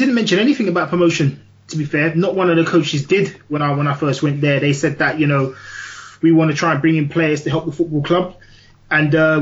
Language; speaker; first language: English; native; English